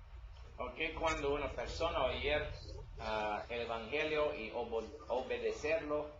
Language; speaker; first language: Spanish; non-native, learner; English